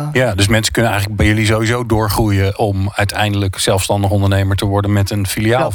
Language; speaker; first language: Dutch; native; Dutch